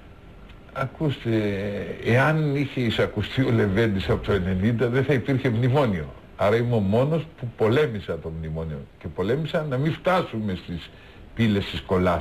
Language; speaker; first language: Greek; native; Greek